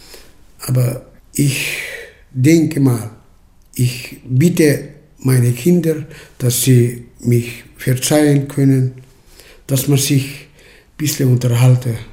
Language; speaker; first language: German; early bilingual, heritage; German